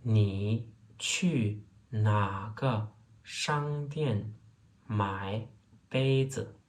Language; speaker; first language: Chinese; non-native, fluent; Turkmen